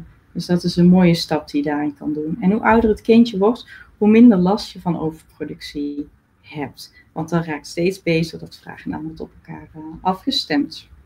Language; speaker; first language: Dutch; native; Dutch